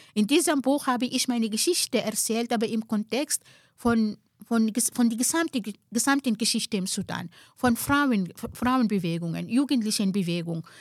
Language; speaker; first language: German; non-native, fluent; Arabic